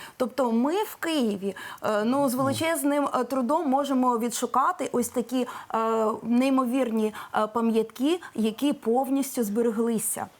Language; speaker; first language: Ukrainian; native; Ukrainian